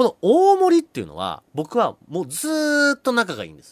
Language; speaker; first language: Japanese; native; Japanese